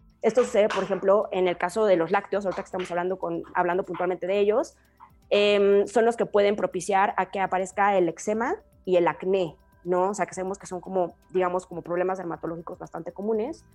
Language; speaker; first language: Spanish; native; Spanish